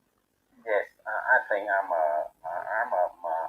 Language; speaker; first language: English; non-native, learner; Bangla